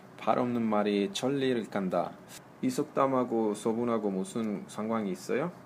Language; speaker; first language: Korean; non-native, fluent; Italian